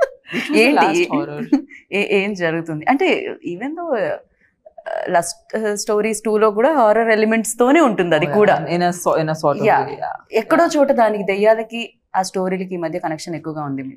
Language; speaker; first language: Telugu; native; Telugu